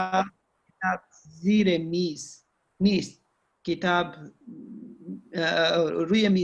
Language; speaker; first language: Persian; non-native, learner; Urdu